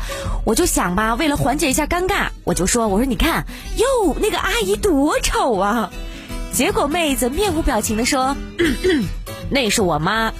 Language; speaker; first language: Chinese; native; Chinese